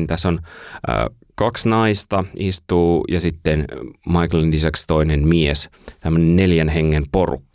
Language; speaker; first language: Finnish; native; Finnish